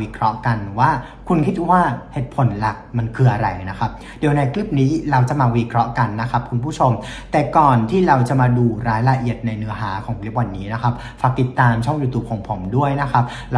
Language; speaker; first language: Thai; non-native, fluent; Vietnamese